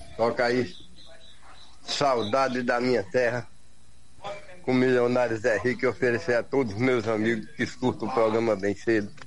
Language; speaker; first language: Portuguese; native; Portuguese